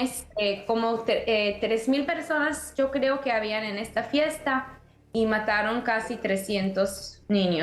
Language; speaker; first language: Spanish; early bilingual, heritage; Spanish